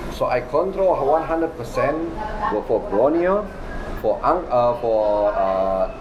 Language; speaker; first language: English; non-native, learner; Indonesian